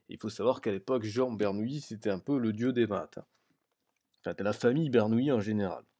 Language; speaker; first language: French; native; French